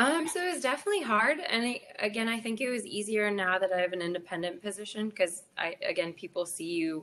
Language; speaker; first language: English; native; English